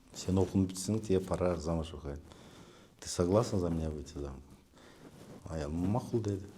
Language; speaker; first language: Russian; non-native, local second language; Kyrgyz